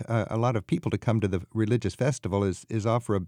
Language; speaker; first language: English; native; English